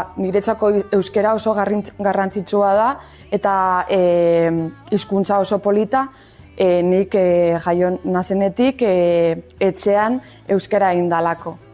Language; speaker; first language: Basque; native; Basque